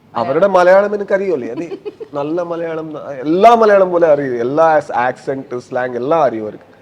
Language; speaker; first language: Malayalam; non-native, learner; Kannada